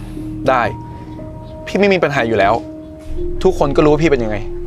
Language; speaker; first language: Thai; native; Thai